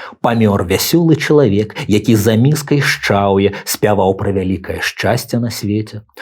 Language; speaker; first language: Belarusian; native; Belarusian